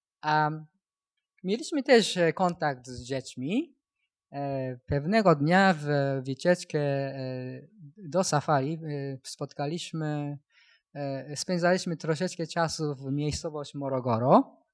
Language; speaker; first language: Polish; non-native, learner; Japanese